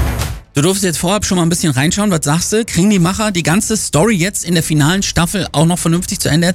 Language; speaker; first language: German; native; German